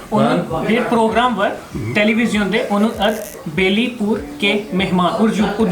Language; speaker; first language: Turkish; non-native, learner; Urdu